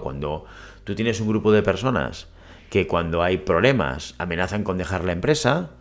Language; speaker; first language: Spanish; native; Spanish